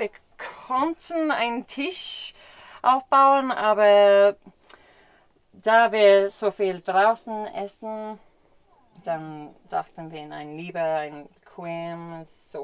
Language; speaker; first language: German; non-native, fluent; English